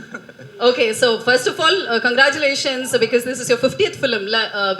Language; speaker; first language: Tamil; native; Tamil